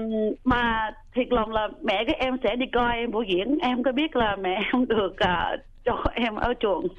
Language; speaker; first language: Vietnamese; early bilingual, heritage; Vietnamese